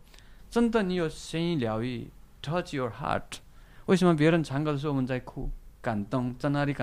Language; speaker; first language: Chinese; non-native, fluent; Nepali